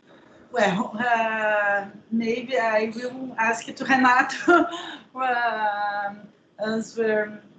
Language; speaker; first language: English; non-native, learner; Portuguese